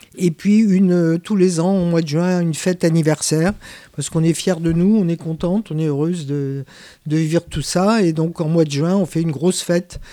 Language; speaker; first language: French; native; French